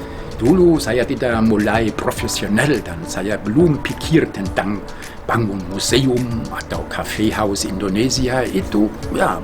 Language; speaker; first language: Indonesian; non-native, fluent; German